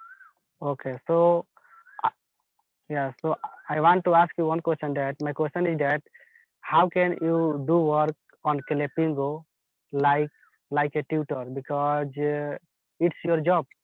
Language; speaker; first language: English; non-native, learner; Hindi